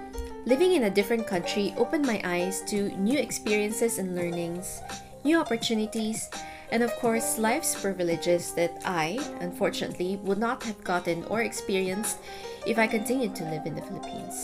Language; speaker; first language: English; non-native, local second language; Filipino